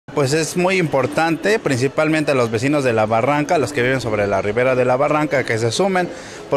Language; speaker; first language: Spanish; native; Spanish